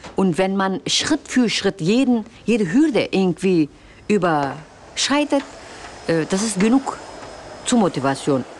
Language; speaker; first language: German; non-native, fluent; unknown